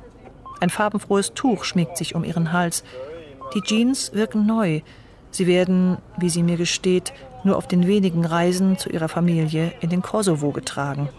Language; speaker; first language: German; native; German